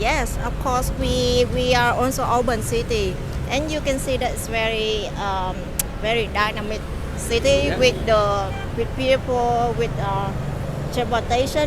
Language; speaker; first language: English; non-native, local second language; Vietnamese